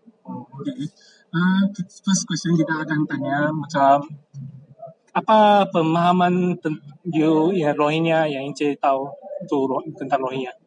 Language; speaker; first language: Indonesian; non-native, local second language; Chinese